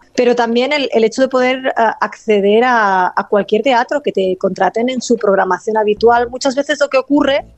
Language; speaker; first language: Spanish; non-native, local second language; Catalan